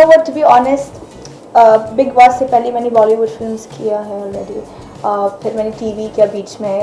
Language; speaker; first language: Hindi; non-native, fluent; Arabic